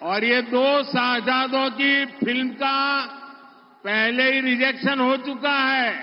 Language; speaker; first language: Hindi; non-native, local second language; Gujarati